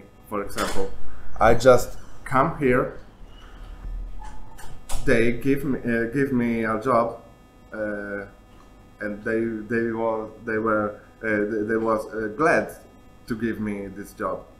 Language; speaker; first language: English; non-native, learner; Italian